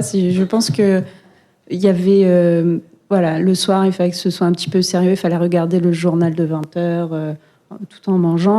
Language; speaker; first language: French; native; French